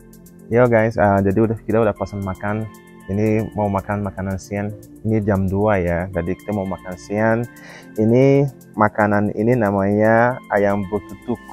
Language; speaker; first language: Indonesian; non-native, learner; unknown